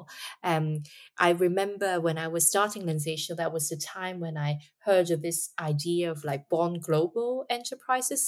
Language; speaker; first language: English; non-native, local second language; Cantonese